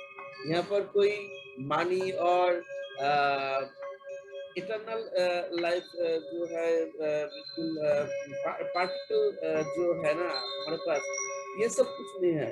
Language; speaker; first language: Hindi; non-native, local second language; Bangla